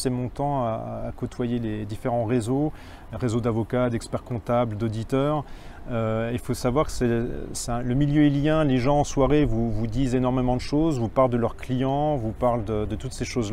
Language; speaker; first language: French; native; French